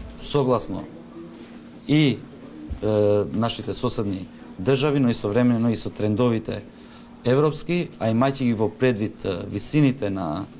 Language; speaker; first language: Macedonian; non-native, local second language; Albanian